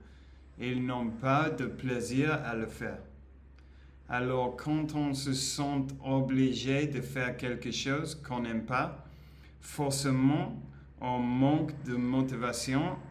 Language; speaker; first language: French; non-native, learner; Spanish